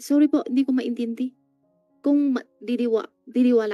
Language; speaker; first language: Filipino; non-native, learner; Chinese